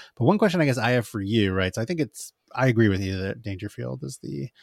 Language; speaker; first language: English; native; English